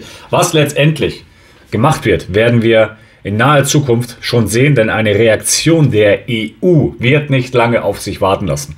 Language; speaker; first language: German; native; German